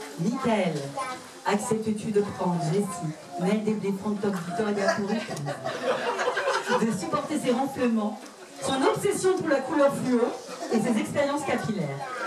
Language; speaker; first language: French; native; French